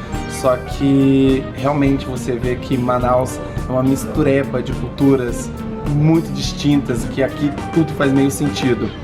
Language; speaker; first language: Portuguese; native; Portuguese